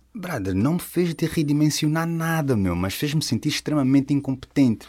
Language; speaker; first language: Portuguese; native; Portuguese